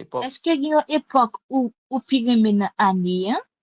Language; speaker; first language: French; non-native, local second language; Haitian Creole